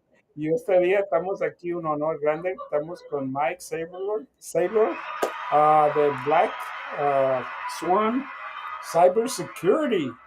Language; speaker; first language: Spanish; non-native, learner; English